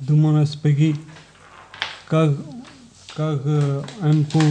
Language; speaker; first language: French; non-native, learner; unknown